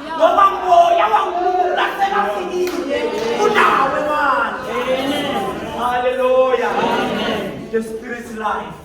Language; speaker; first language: Zulu; non-native, local second language; Swati